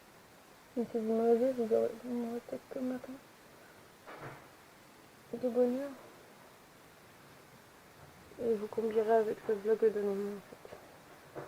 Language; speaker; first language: French; native; French